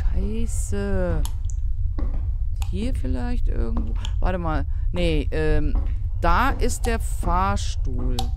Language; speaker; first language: German; native; German